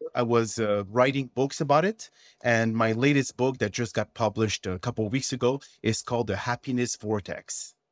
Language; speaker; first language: English; non-native, fluent; French